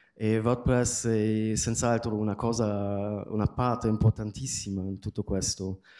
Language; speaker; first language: Italian; non-native, fluent; German